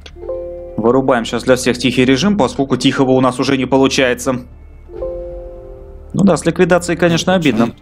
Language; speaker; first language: Russian; native; Russian